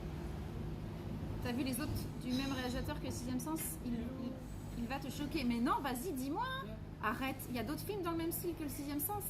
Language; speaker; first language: French; native; French